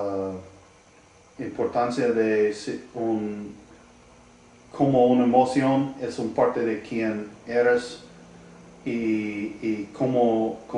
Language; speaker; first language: Spanish; non-native, learner; English